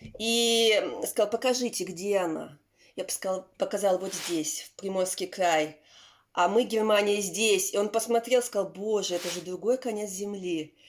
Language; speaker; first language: Russian; native; Russian